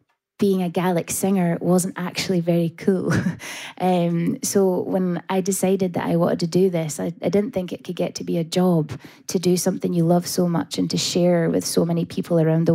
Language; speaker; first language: English; native; English